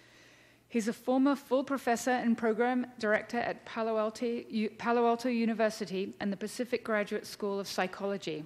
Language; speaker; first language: English; native; English